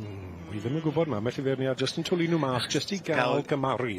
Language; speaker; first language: Welsh; native; Welsh